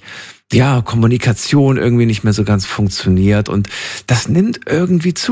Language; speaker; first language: German; native; German